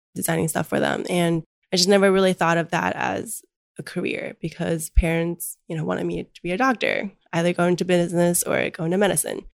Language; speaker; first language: English; early bilingual, other home language; Chinese